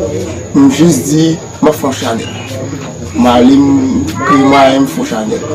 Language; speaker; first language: French; non-native, learner; Haitian Creole